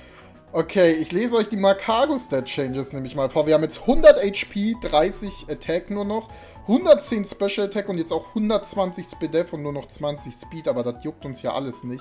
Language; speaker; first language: German; native; German